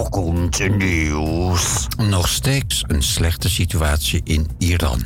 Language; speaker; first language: Dutch; native; Dutch